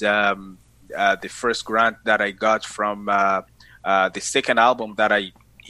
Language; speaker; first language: English; non-native, fluent; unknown